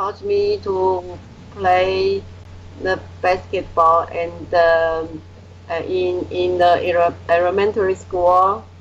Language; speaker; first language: English; non-native, learner; Chinese